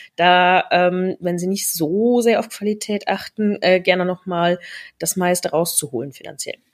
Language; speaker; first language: German; native; German